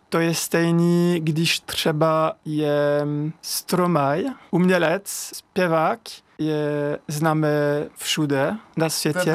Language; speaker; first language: Czech; non-native, fluent; French